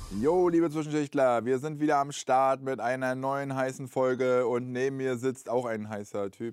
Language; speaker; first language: German; native; German